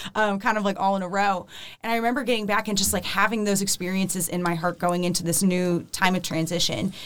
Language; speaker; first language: English; native; English